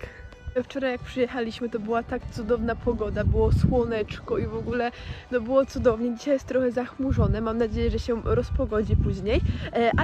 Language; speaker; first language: Polish; native; Polish